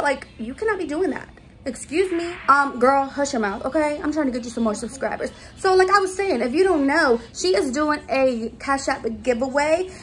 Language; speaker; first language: English; early bilingual, other home language; Spanish